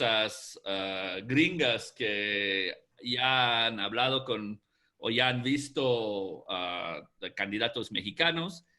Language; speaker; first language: Spanish; non-native, fluent; English